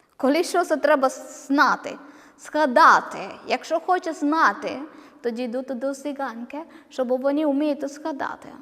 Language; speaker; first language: Ukrainian; non-native, learner; Malayalam